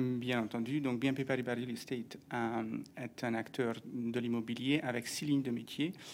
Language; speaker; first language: French; non-native, fluent; Hungarian